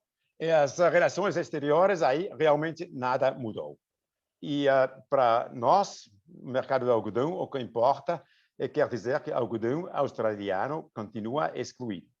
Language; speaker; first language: Portuguese; non-native, fluent; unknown